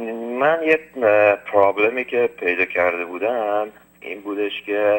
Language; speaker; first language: Persian; early bilingual, heritage; Persian